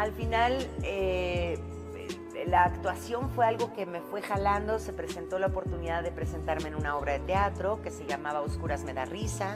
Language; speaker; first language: Spanish; early bilingual, other home language; Romanian